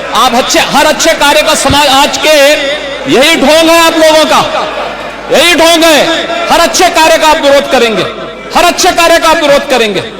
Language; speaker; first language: Hindi; native; Hindi